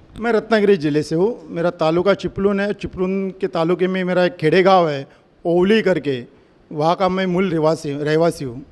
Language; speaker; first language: Hindi; non-native, local second language; Marathi